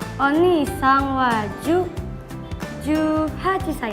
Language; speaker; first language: Japanese; non-native, learner; Indonesian